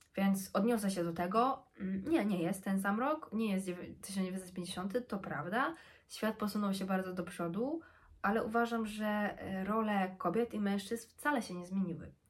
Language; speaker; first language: Polish; early bilingual, heritage; Polish